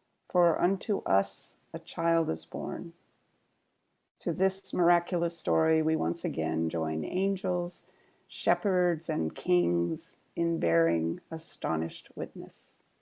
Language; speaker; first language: English; native; English